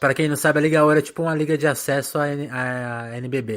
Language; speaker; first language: Portuguese; native; Portuguese